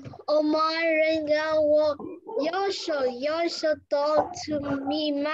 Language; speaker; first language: Japanese; non-native, learner; Vietnamese